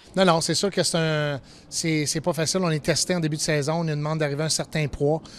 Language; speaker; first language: French; native; French